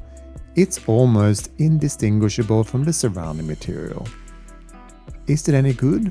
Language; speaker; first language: English; native; English